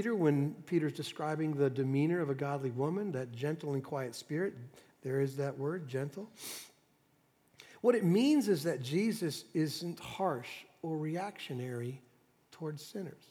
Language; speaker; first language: English; native; English